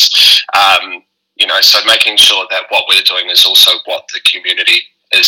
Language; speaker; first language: English; native; English